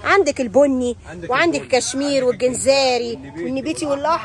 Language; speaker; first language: Arabic; native; Arabic